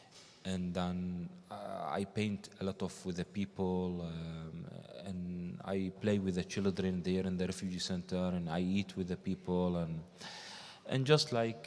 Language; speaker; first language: English; non-native, learner; Arabic